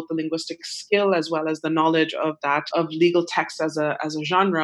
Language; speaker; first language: English; non-native, local second language; Urdu